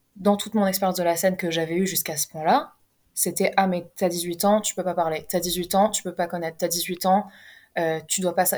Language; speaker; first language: French; native; French